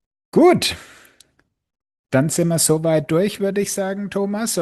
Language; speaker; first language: German; native; German